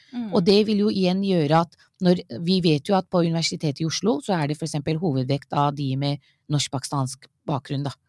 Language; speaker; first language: Norwegian; early bilingual, other home language; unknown